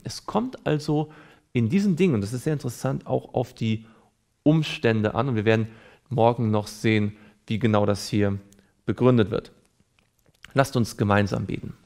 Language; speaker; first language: German; native; German